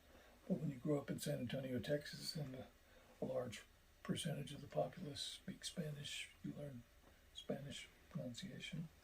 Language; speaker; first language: English; native; English